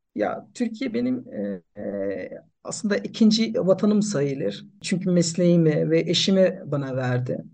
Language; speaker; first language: Turkish; non-native, fluent; Nepali